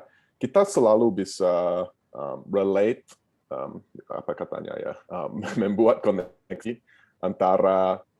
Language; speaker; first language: Indonesian; non-native, fluent; English